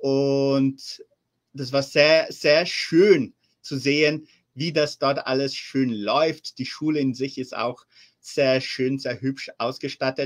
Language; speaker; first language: German; early bilingual, heritage; German